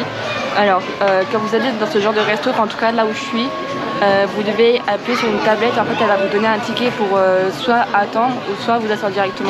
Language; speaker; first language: French; native; French